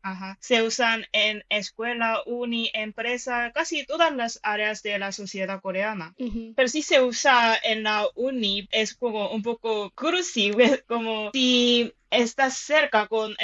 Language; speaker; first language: Spanish; non-native, fluent; Korean